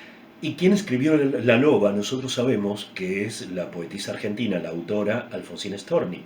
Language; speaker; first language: Spanish; native; Spanish